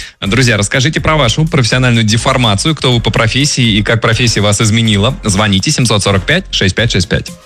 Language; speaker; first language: Russian; native; Russian